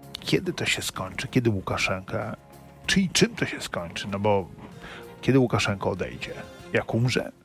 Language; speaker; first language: Polish; native; Polish